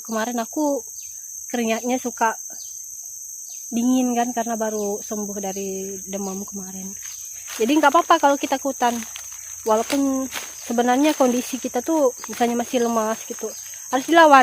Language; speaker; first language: Indonesian; native; Indonesian